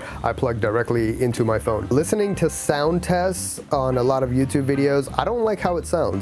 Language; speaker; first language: English; native; English